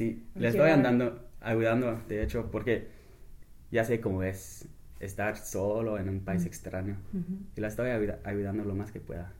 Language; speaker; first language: Spanish; non-native, fluent; English